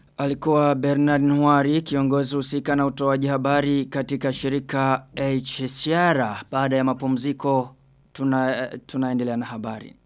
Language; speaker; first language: Swahili; non-native, local second language; Rundi